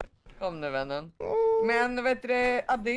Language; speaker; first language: Swedish; native; Swedish